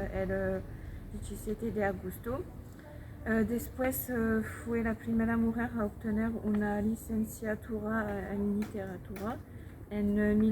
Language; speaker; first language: Spanish; non-native, learner; French